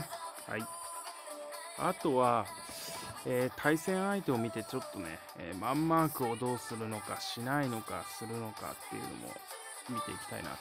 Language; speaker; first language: Japanese; native; Japanese